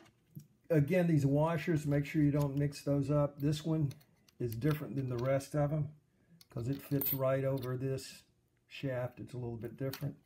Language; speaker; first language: English; native; English